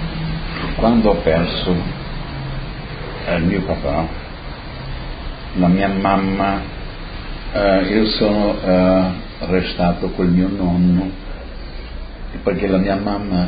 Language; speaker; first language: Italian; early bilingual, heritage; Portuguese